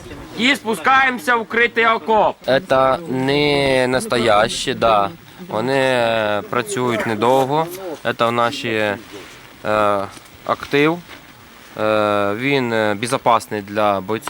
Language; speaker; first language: Ukrainian; native; Ukrainian